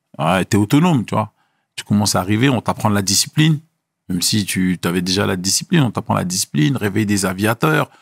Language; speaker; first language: French; early bilingual, other home language; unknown